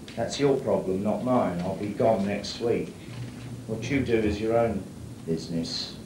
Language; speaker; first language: English; native; English